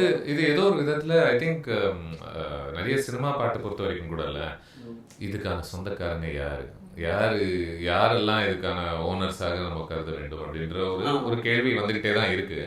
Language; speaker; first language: Tamil; native; Tamil